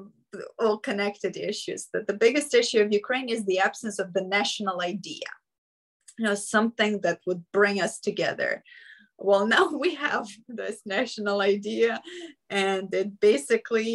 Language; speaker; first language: English; non-native, fluent; Ukrainian